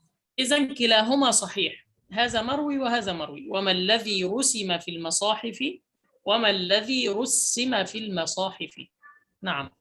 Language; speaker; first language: Arabic; native; Arabic